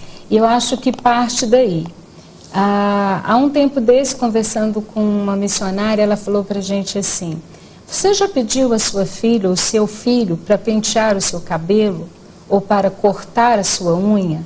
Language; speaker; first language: Portuguese; native; Portuguese